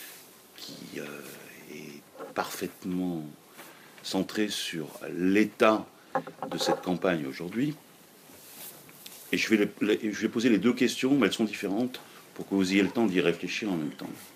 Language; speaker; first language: French; native; French